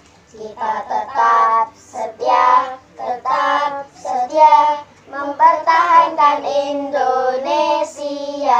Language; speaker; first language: Indonesian; native; Indonesian